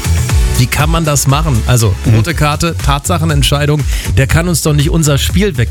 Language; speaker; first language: German; native; German